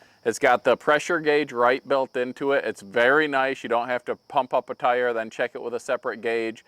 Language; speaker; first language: English; native; English